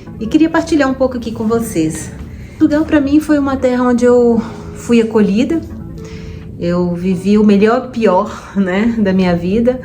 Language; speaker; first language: Portuguese; native; Portuguese